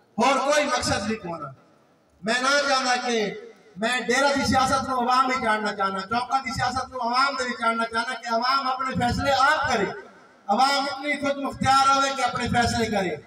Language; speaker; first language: Punjabi; native; Punjabi